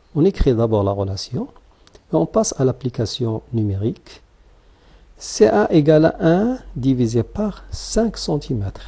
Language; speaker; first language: French; non-native, local second language; Arabic